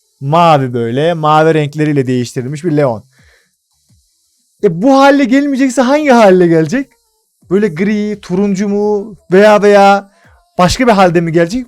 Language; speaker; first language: Turkish; native; Turkish